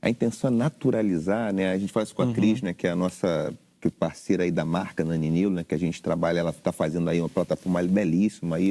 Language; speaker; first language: Portuguese; native; Portuguese